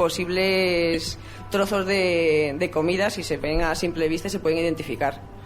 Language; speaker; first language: Spanish; native; Spanish